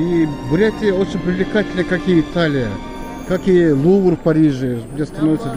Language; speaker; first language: Russian; non-native, fluent; Mongolian